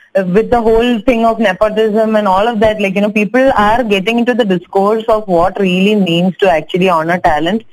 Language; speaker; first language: English; non-native, local second language; Tamil